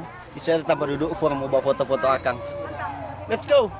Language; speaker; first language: Indonesian; non-native, local second language; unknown